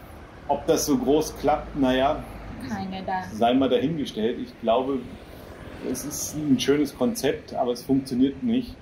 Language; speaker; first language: German; native; German